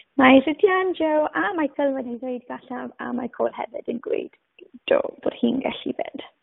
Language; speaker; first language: Welsh; native; Welsh